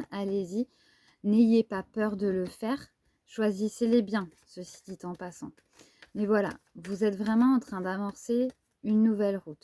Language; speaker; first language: French; native; French